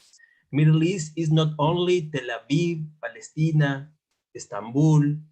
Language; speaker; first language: English; non-native, fluent; Spanish